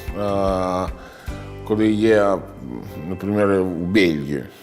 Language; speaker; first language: Ukrainian; non-native, learner; Italian